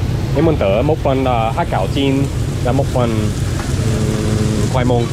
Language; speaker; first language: Vietnamese; non-native, learner; English